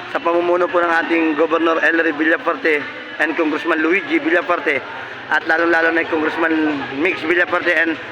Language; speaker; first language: Filipino; non-native, local second language; Bikol